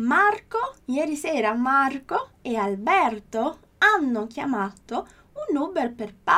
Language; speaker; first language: Italian; non-native, fluent; Portuguese